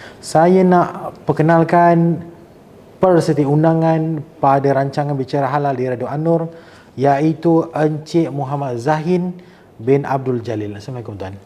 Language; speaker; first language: Malay; native; Malay